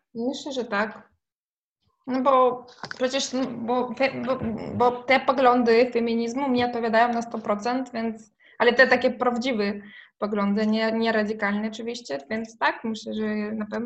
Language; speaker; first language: Polish; non-native, fluent; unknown